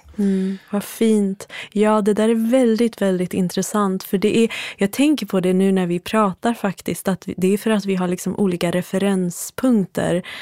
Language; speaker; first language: Swedish; early bilingual, other home language; Central Kurdish